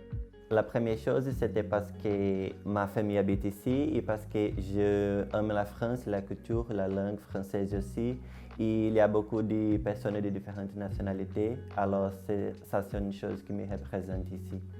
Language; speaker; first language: French; non-native, learner; Portuguese